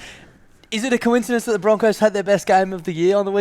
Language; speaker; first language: English; native; English